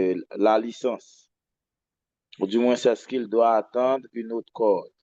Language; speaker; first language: French; non-native, local second language; Haitian Creole